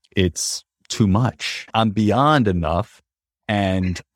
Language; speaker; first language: English; native; English